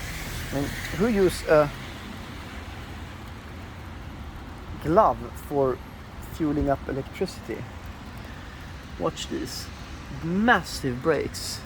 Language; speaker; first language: English; non-native, fluent; Swedish